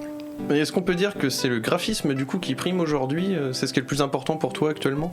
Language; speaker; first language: French; native; French